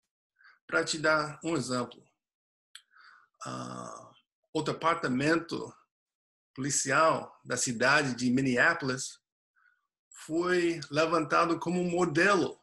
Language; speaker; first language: Portuguese; non-native, fluent; English